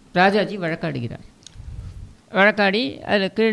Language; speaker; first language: Tamil; native; Tamil